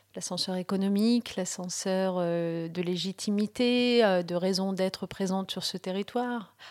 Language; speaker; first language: French; early bilingual, other home language; Riffian